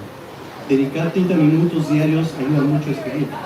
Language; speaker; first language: Spanish; native; Spanish